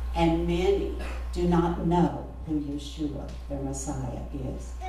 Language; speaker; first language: English; native; English